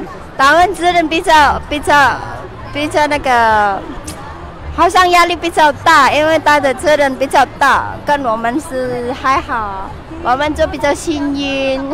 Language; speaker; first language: Chinese; non-native, learner; Indonesian